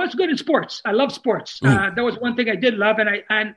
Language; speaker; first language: English; non-native, fluent; Italian